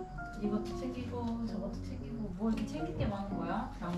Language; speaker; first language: Korean; native; Korean